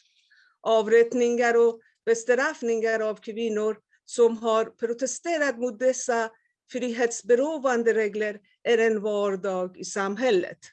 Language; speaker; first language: Swedish; non-native, fluent; Persian